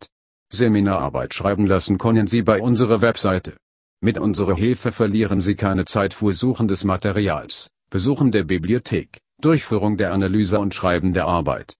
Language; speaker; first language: German; non-native, learner; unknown